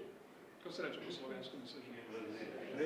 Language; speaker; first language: Slovenian; early bilingual, heritage; Slovenian